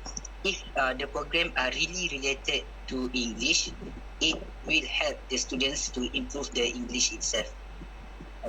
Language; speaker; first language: English; non-native, local second language; Malay